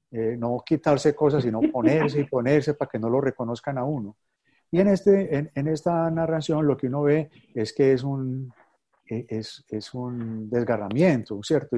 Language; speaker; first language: Spanish; native; Spanish